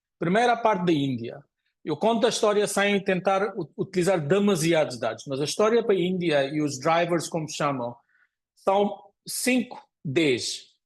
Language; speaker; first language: Portuguese; non-native, fluent; Konkani